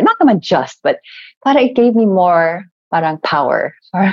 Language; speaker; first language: English; non-native, local second language; Cebuano